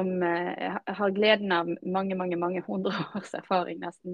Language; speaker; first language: Norwegian; native; Norwegian